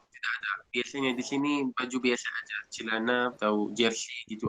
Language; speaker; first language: Indonesian; non-native, fluent; Arabic